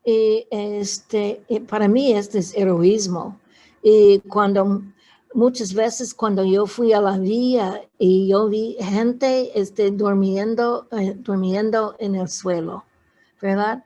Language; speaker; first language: Spanish; non-native, fluent; English